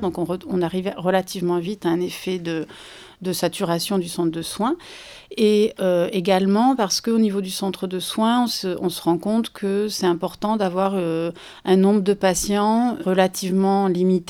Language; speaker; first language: French; native; French